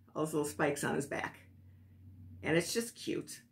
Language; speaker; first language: English; native; English